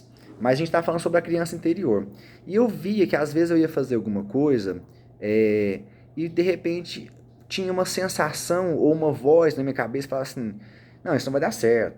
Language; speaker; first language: Portuguese; native; Portuguese